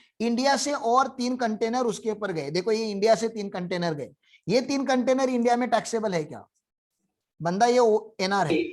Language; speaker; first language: Hindi; non-native, local second language; Marathi